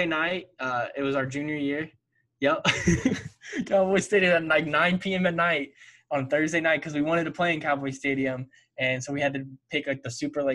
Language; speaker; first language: English; native; English